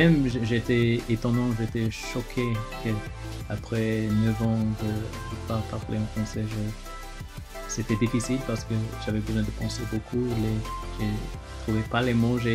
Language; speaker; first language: French; early bilingual, other home language; Chinese